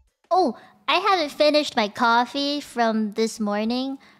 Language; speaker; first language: English; native; English